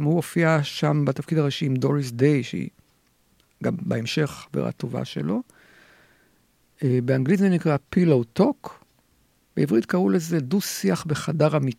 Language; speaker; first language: Hebrew; native; Hebrew